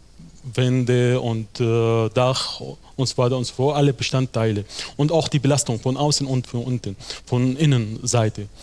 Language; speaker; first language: German; non-native, fluent; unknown